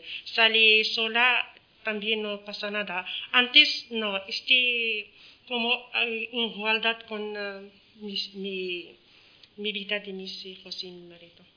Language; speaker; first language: Spanish; non-native, learner; Arabic